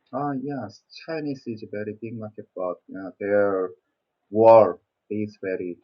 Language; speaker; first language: English; non-native, learner; Korean